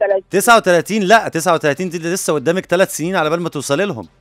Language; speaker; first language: Arabic; native; Arabic